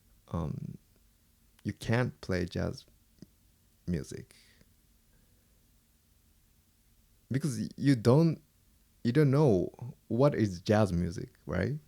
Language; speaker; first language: English; non-native, fluent; Japanese